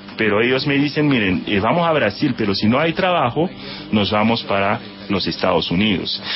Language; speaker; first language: Spanish; non-native, fluent; Haitian Creole